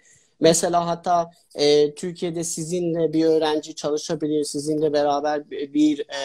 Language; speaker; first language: Turkish; non-native, fluent; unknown